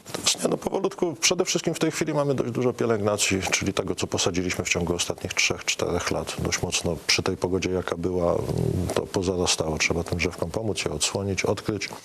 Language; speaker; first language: Polish; native; Polish